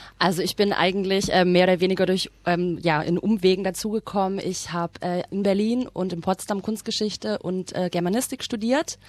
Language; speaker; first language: German; native; German